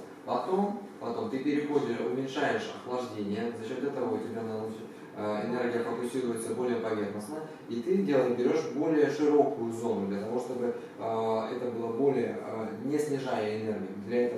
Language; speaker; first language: Russian; native; Russian